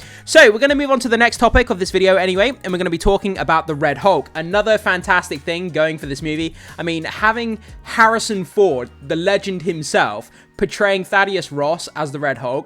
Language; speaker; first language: English; native; English